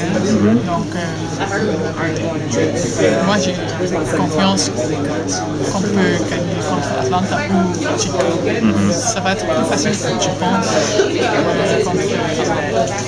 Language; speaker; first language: French; non-native, local second language; Dutch